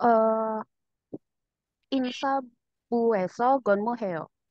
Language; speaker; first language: Korean; non-native, learner; Indonesian